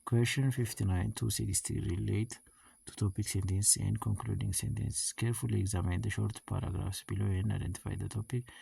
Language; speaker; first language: English; non-native, local second language; Amharic